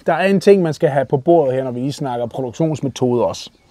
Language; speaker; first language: Danish; native; Danish